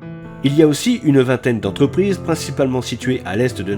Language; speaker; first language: French; native; French